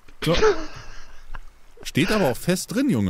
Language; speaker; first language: German; native; German